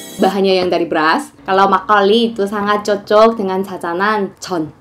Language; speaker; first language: Indonesian; non-native, fluent; Korean